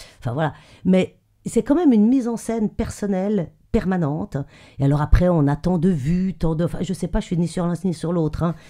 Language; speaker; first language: French; native; French